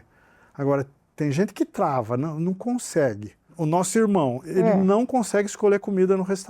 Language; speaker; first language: Portuguese; native; Portuguese